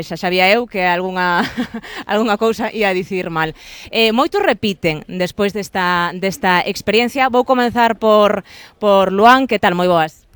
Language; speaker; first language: Galician; non-native, local second language; Spanish